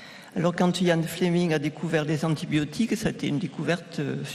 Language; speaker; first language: French; native; French